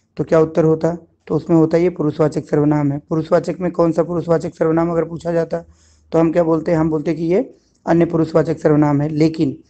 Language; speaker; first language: Hindi; native; Hindi